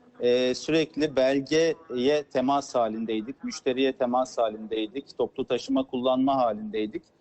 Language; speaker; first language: Turkish; native; Turkish